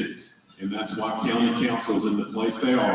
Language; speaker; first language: English; native; English